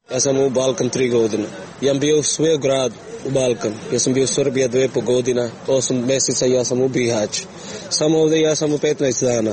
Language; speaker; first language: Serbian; non-native, learner; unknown